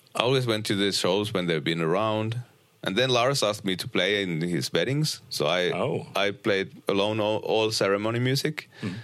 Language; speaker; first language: English; non-native, fluent; Finnish